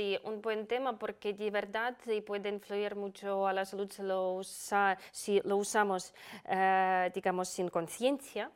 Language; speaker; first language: Spanish; non-native, fluent; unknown